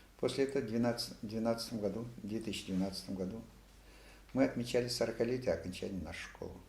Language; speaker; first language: Russian; non-native, local second language; Kazakh